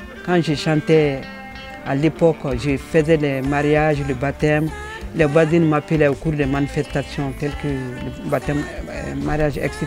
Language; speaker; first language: French; non-native, local second language; Bambara